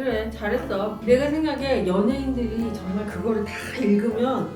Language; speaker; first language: Korean; native; Korean